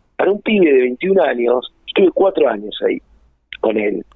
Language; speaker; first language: Spanish; native; Spanish